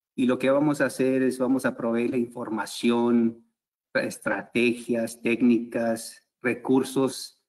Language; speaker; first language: Spanish; early bilingual, heritage; Spanish